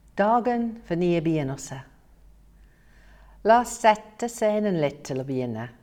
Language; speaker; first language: Norwegian; non-native, fluent; English